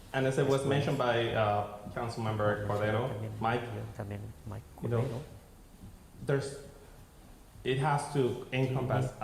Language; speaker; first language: English; non-native, fluent; Spanish